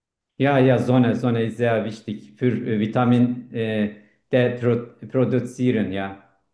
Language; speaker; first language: German; non-native, learner; Turkish